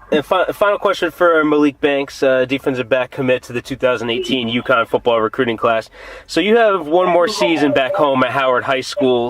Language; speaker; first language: English; native; English